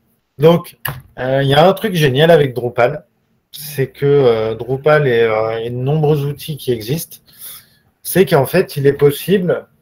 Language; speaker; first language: French; native; French